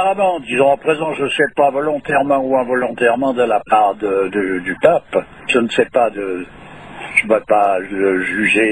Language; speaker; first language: French; native; French